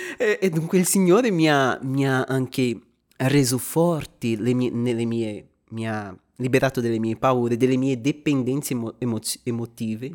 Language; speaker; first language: Italian; non-native, fluent; Portuguese